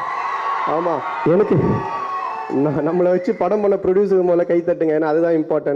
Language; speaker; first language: Tamil; native; Tamil